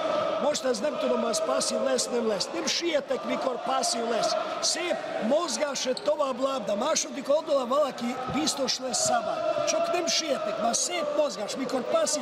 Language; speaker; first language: Hungarian; non-native, learner; Russian